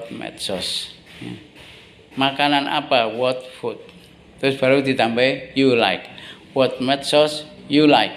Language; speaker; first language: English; non-native, learner; Indonesian